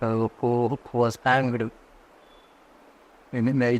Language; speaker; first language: English; non-native, local second language; Konkani